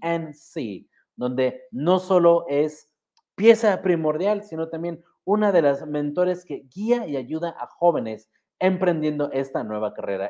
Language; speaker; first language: Spanish; native; Spanish